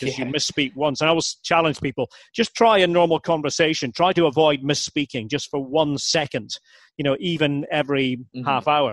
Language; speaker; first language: English; native; English